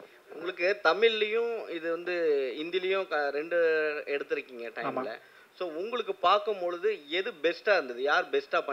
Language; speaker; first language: Tamil; native; Tamil